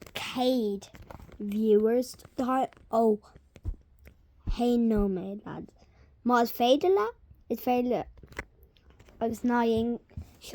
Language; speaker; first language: Irish; non-native, learner; English